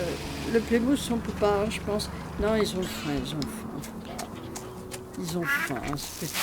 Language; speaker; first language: French; native; French